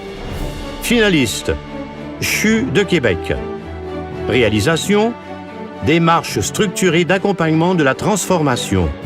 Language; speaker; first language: French; native; French